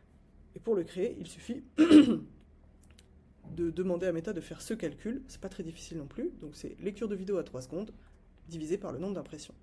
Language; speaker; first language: French; native; French